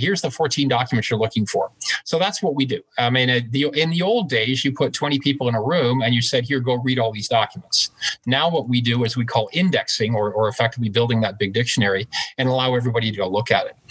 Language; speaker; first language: English; native; English